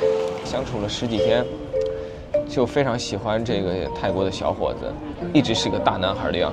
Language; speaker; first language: Chinese; native; Chinese